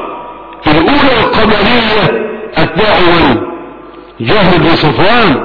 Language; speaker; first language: Arabic; native; Arabic